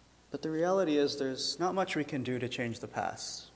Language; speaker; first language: English; early bilingual, other home language; Chinese